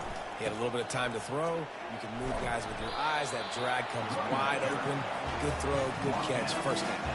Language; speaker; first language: English; native; English